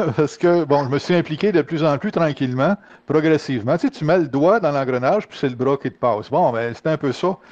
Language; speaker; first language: French; native; French